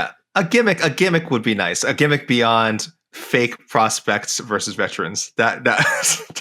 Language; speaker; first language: English; native; English